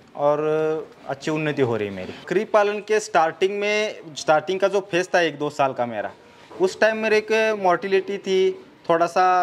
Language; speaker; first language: Hindi; non-native, local second language; Marathi